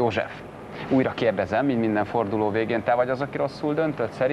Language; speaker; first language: Hungarian; native; Hungarian